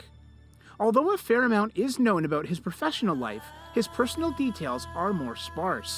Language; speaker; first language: English; native; English